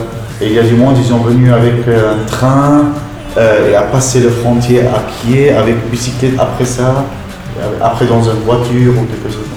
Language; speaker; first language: French; non-native, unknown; Arabic